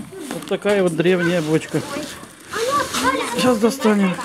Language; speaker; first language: Russian; native; Russian